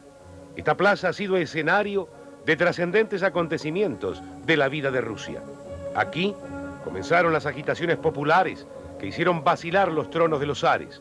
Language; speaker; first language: Spanish; native; Spanish